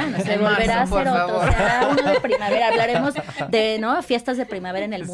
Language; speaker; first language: Spanish; native; Spanish